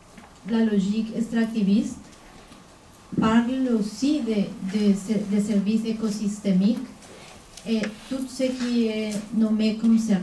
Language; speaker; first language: French; non-native, fluent; Spanish